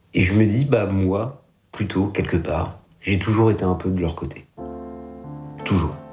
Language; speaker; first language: French; native; French